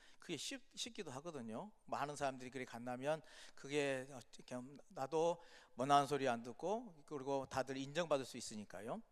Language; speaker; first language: Korean; native; Korean